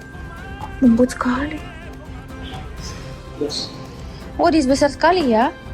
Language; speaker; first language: Indonesian; non-native, learner; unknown